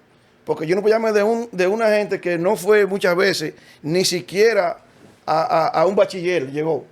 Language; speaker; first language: Spanish; native; Spanish